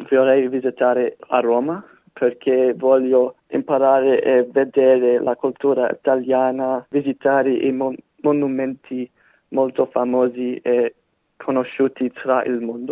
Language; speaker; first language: Italian; non-native, fluent; English